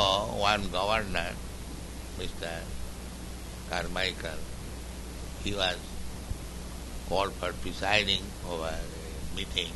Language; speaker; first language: English; non-native, local second language; Bangla